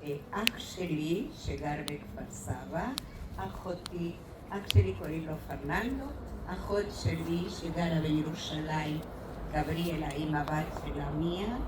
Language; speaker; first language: Hebrew; non-native, fluent; Spanish